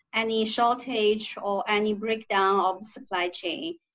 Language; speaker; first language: English; non-native, learner; Chinese